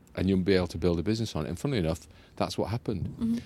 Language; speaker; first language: English; native; English